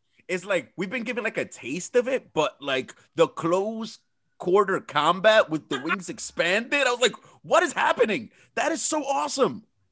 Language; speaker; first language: English; early bilingual, other home language; Spanish